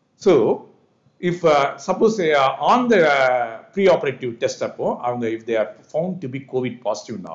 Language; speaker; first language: English; non-native, local second language; Tamil